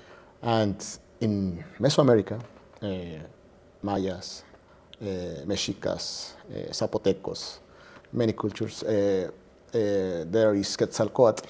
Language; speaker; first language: English; non-native, learner; Spanish